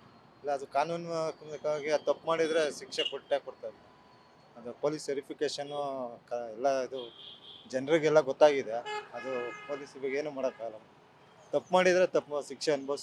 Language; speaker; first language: Kannada; native; Kannada